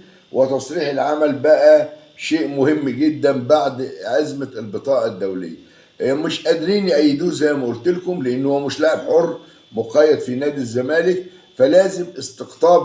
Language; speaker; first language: Arabic; native; Arabic